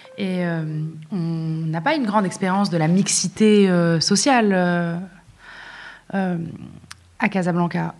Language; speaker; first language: French; non-native, local second language; Arabic